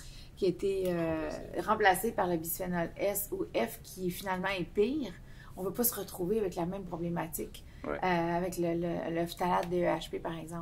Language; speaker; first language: French; native; French